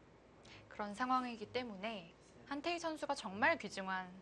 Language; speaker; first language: Korean; native; Korean